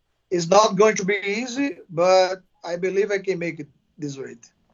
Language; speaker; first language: English; non-native, fluent; Portuguese